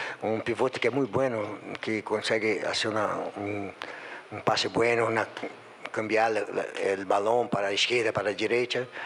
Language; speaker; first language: Portuguese; non-native, learner; Spanish